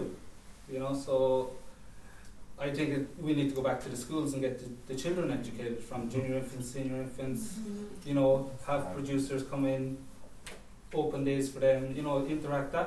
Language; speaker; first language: English; native; English